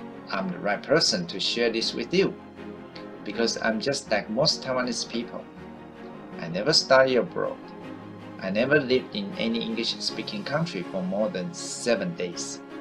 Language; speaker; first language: English; non-native, fluent; Chinese